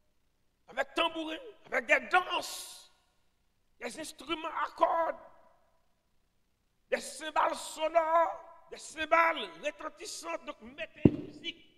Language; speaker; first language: French; non-native, local second language; Haitian Creole